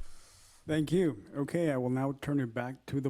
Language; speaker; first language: English; native; English